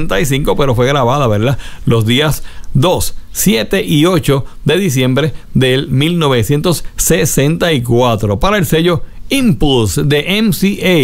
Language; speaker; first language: Spanish; native; Spanish